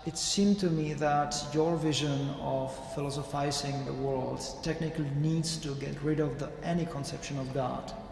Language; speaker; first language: English; non-native, fluent; Czech